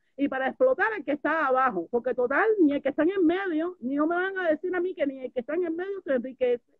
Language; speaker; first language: Spanish; native; Spanish